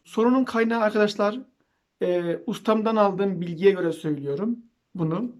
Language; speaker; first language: Turkish; native; Turkish